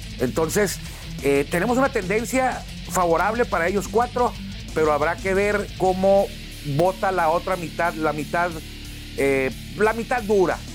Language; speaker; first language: Spanish; native; Spanish